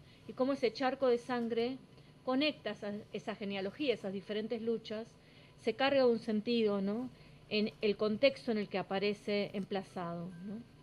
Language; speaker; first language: Spanish; native; Spanish